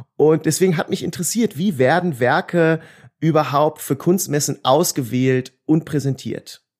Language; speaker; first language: German; native; German